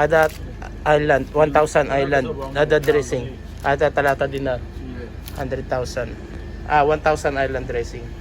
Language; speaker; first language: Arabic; non-native, learner; Filipino